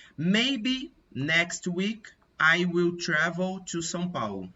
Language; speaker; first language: English; non-native, fluent; Portuguese